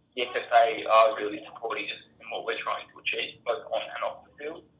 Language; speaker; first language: English; native; English